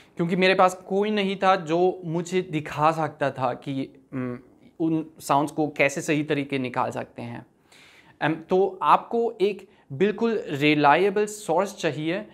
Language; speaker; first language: Hindi; non-native, fluent; German